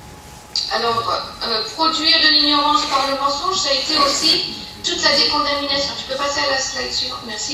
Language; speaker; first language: French; native; French